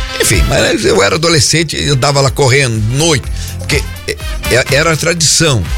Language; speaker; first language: Portuguese; native; Portuguese